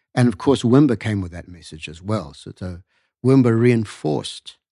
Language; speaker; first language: English; native; English